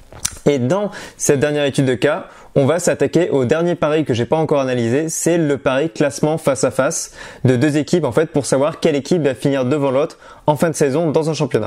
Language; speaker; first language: French; native; French